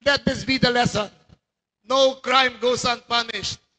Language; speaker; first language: English; non-native, local second language; Filipino